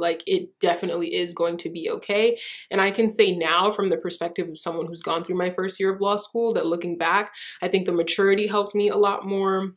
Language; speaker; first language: English; early bilingual, other home language; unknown